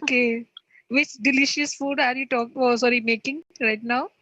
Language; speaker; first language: English; non-native, learner; Hindi